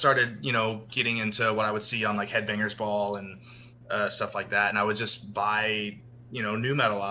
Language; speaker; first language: English; native; English